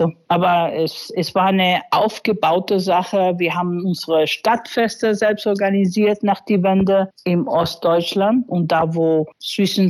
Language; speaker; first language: German; non-native, fluent; English